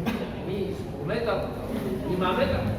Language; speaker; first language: Indonesian; non-native, learner; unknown